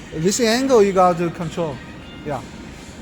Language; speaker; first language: English; non-native, learner; Chinese